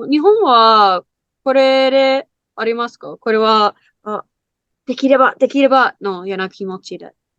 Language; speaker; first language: Japanese; non-native, learner; English